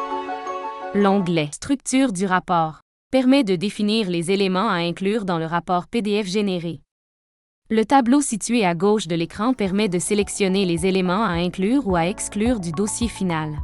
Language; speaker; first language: French; native; French